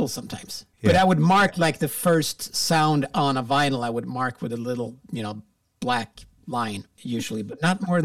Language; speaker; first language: English; non-native, fluent; Swedish